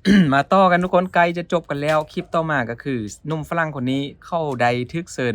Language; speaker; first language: Thai; non-native, local second language; Northeastern Thai